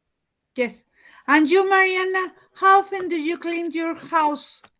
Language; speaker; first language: English; non-native, learner; Spanish